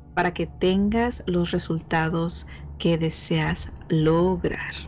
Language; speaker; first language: Spanish; early bilingual, heritage; Spanish